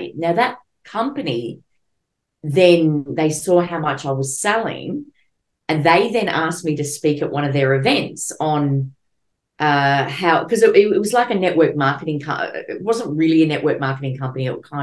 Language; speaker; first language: English; native; English